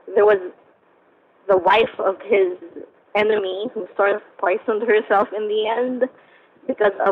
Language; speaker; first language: English; non-native, local second language; Filipino